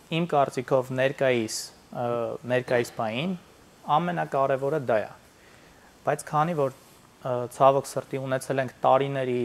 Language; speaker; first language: Armenian; native; Armenian